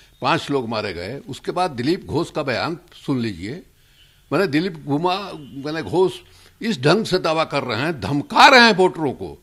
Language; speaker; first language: Hindi; native; Hindi